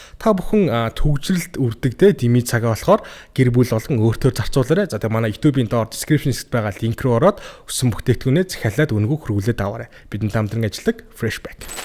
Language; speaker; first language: Mongolian; native; Mongolian